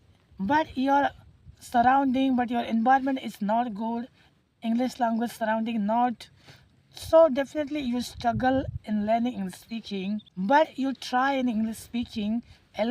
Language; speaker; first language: English; non-native, learner; Hindi